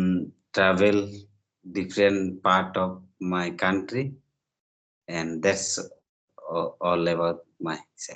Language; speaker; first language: English; non-native, learner; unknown